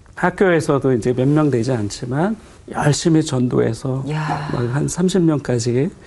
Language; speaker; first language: Korean; native; Korean